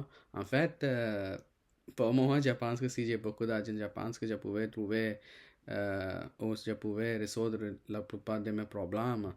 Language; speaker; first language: French; non-native, learner; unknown